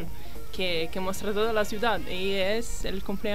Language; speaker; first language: Spanish; non-native, learner; Italian